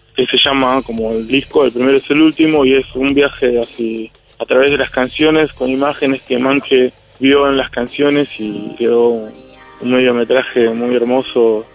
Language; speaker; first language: Spanish; native; Spanish